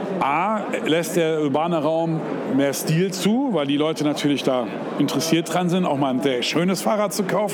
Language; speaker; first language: German; native; German